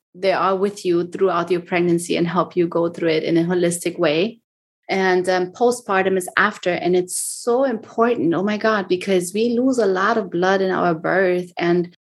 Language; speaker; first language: English; non-native, fluent; German